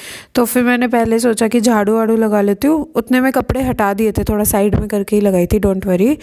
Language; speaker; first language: Hindi; native; Hindi